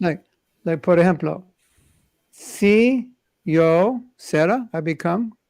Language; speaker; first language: Spanish; non-native, learner; English